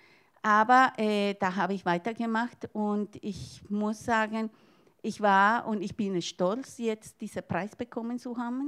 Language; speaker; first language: German; non-native, fluent; Spanish